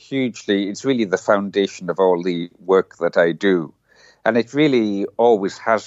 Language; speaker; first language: English; native; English